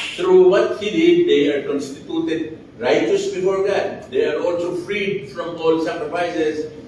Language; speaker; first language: English; non-native, local second language; Filipino